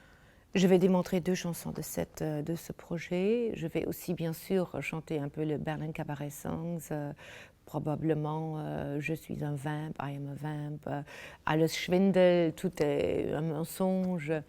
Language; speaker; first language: French; non-native, fluent; German